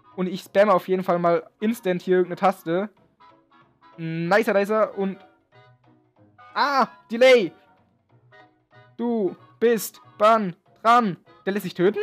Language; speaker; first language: German; native; German